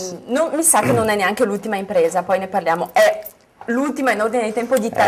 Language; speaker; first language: Italian; native; Italian